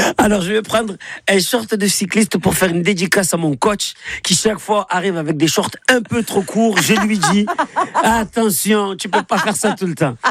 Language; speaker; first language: French; native; French